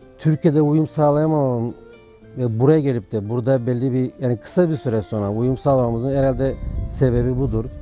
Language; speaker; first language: Turkish; native; Turkish